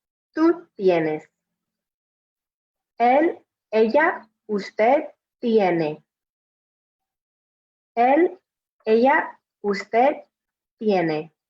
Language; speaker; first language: Spanish; non-native, fluent; English